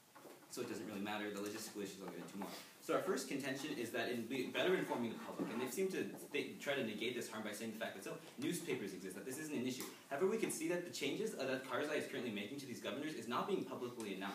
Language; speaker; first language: English; native; English